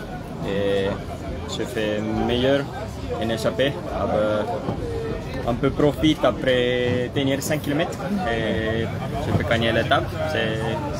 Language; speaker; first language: French; non-native, learner; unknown